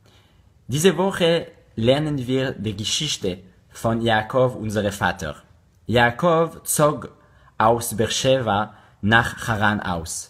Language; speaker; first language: German; non-native, learner; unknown